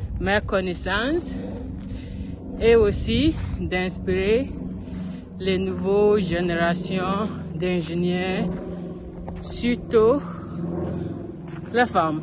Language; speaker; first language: French; non-native, learner; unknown